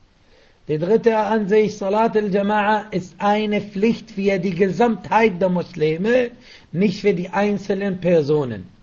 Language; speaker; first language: German; non-native, fluent; Arabic